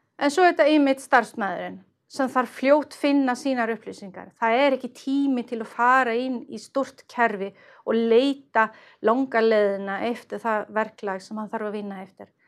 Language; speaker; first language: Icelandic; non-native, fluent; Swedish